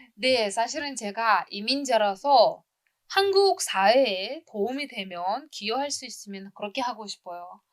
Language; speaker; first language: Korean; non-native, fluent; Uzbek